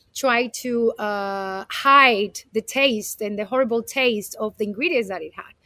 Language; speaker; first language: English; non-native, fluent; Spanish